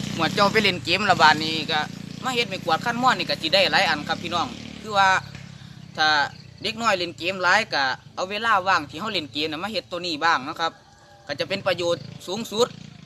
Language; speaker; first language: Thai; native; Thai